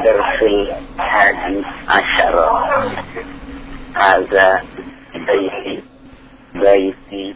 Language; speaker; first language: Arabic; non-native, learner; Indonesian